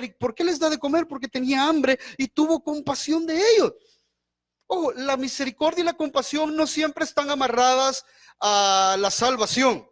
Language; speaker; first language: Spanish; native; Spanish